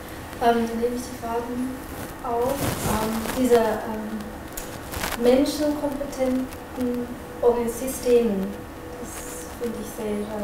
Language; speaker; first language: German; non-native, fluent; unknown